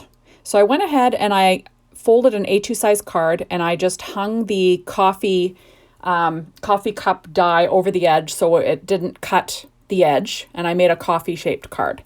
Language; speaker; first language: English; native; English